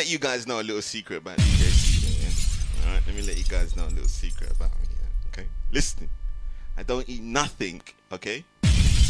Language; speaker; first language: English; native; English